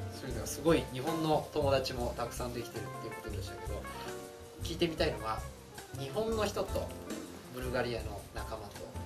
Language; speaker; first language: Japanese; native; Japanese